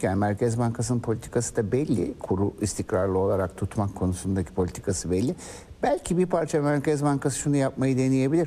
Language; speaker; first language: Turkish; native; Turkish